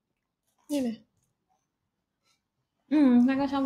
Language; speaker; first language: Chinese; non-native, learner; Thai